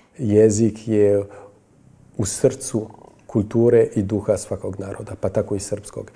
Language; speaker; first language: Bosnian; non-native, fluent; French